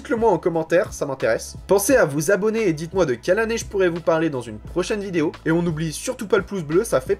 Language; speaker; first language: French; native; French